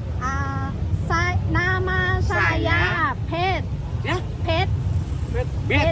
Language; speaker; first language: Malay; non-native, learner; Thai